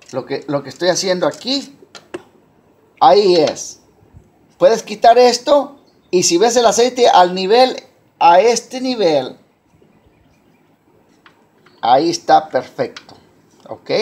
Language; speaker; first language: Spanish; early bilingual, heritage; Spanish